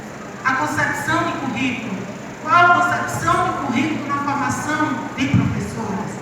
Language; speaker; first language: Portuguese; native; Portuguese